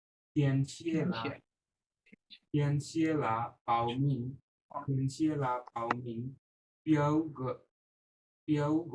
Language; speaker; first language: Chinese; non-native, learner; Bangla